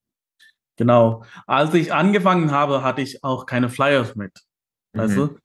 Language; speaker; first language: German; non-native, fluent; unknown